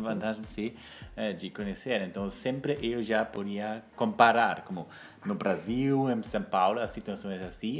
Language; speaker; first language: Portuguese; non-native, fluent; German